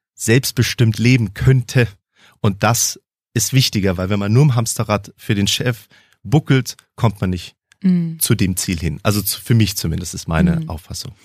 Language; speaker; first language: German; early bilingual, heritage; German